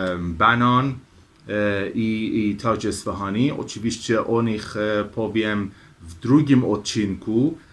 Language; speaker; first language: Polish; non-native, learner; Persian